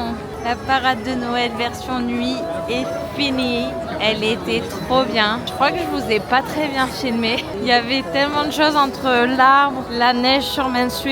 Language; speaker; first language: French; native; French